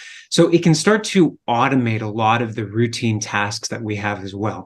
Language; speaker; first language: English; native; English